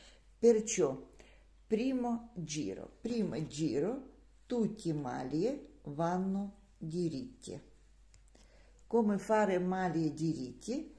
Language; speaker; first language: Italian; non-native, learner; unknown